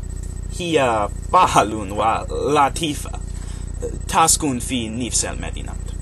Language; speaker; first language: Arabic; non-native, learner; English